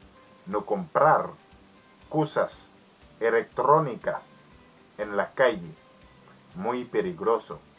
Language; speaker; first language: Spanish; non-native, learner; Haitian Creole